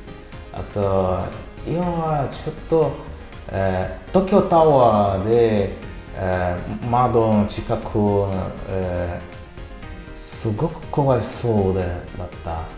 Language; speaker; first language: Japanese; non-native, learner; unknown